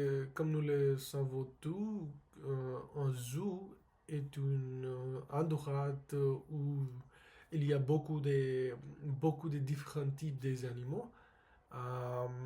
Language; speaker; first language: French; non-native, learner; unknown